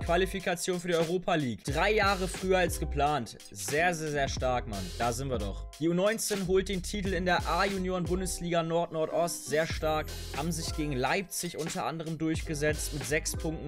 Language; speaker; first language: German; native; German